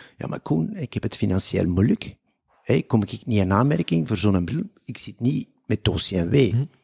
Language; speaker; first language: Dutch; native; Dutch